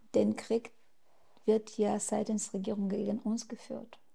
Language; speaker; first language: German; non-native, fluent; Russian